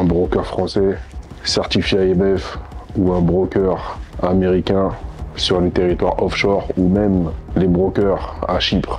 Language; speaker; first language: French; native; French